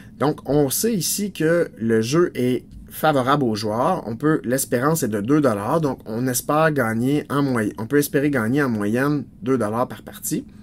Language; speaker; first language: French; native; French